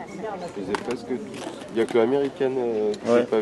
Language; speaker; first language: French; native; French